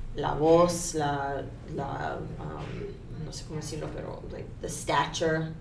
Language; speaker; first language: Spanish; early bilingual, heritage; Spanish